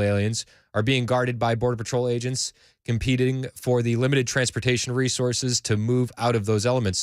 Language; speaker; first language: English; native; English